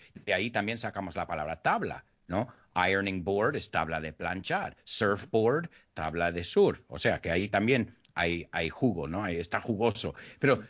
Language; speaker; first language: Spanish; early bilingual, heritage; Spanish